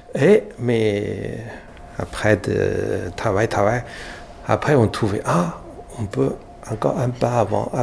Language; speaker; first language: French; non-native, learner; Chinese